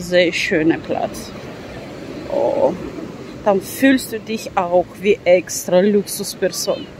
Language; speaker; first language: German; non-native, fluent; Russian